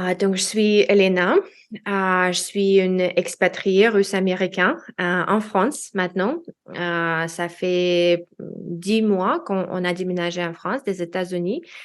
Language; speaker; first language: French; non-native, learner; Russian